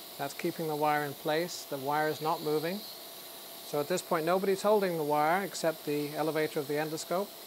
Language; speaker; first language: English; native; English